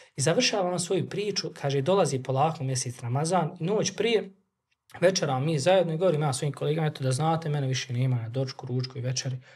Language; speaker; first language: Bosnian; native; Bosnian